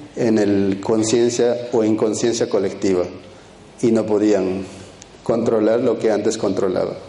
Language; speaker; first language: Spanish; early bilingual, other home language; Quechua